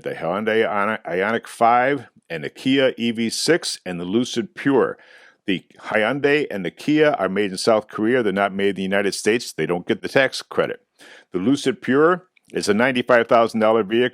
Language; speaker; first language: English; native; English